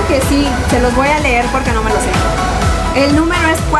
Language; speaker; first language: Spanish; native; Spanish